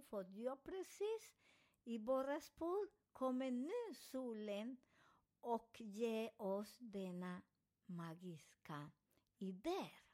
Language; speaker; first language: Swedish; non-native, fluent; Spanish